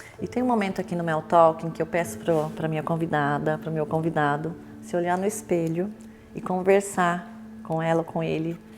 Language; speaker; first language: Portuguese; native; Portuguese